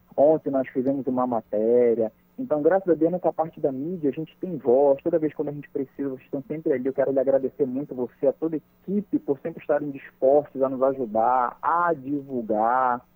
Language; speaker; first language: Portuguese; native; Portuguese